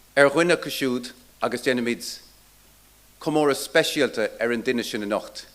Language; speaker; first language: Irish; native; Irish